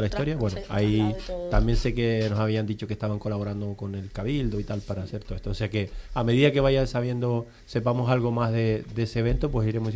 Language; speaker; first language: Spanish; native; Spanish